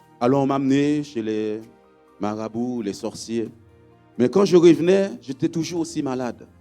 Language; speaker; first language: French; non-native, local second language; Haitian Creole